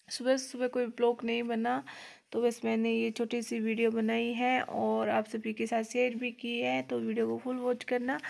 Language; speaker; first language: Hindi; native; Hindi